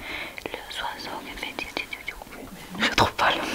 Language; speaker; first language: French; non-native, learner; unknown